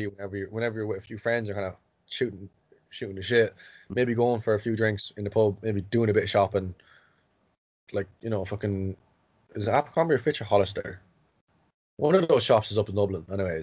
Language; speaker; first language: English; native; English